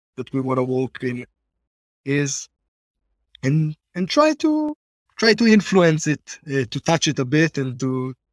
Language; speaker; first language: English; non-native, fluent; Hebrew